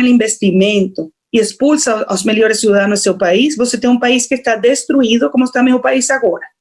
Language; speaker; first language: Portuguese; non-native, fluent; Spanish